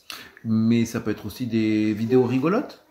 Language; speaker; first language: French; native; French